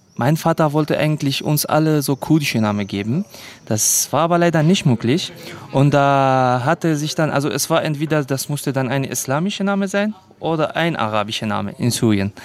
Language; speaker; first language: German; non-native, fluent; Kurdish